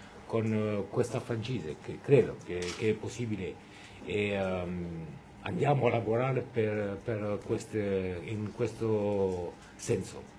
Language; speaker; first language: Italian; non-native, fluent; French